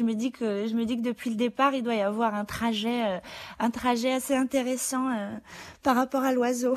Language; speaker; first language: French; native; French